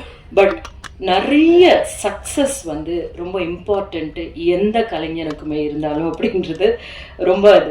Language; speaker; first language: Tamil; native; Tamil